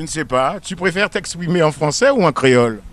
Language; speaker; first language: French; native; French